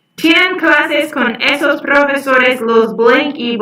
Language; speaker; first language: Spanish; non-native, fluent; English